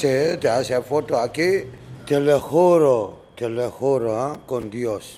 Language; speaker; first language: Spanish; non-native, learner; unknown